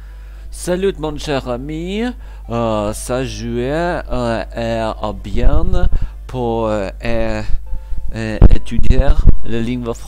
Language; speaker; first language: French; non-native, learner; Russian